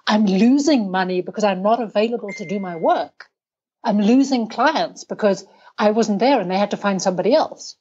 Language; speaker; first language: English; native; English